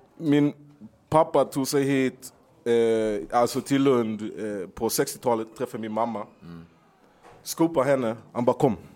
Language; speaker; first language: Swedish; early bilingual, heritage; Swedish